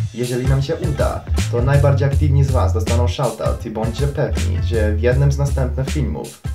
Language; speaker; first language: Polish; non-native, fluent; Croatian